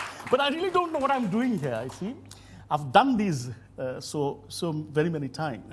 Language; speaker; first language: English; non-native, local second language; Bangla